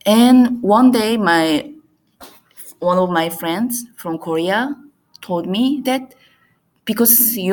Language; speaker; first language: English; non-native, learner; Korean